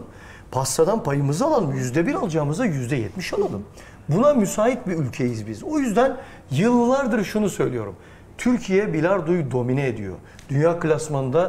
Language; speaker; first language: Turkish; native; Turkish